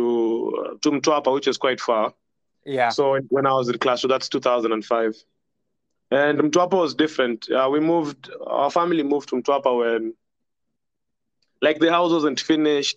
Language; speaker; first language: English; non-native, local second language; Swahili